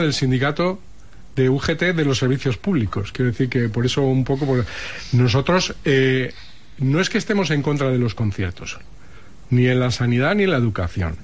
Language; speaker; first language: Spanish; native; Spanish